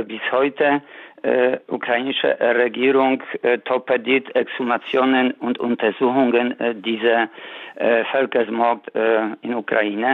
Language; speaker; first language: German; non-native, fluent; Polish